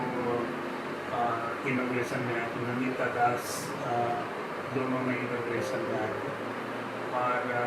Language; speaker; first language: Hindi; non-native, local second language; Gujarati